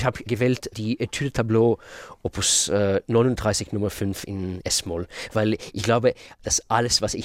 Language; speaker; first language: German; non-native, fluent; Russian